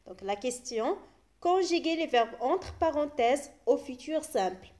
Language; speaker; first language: French; non-native, local second language; Arabic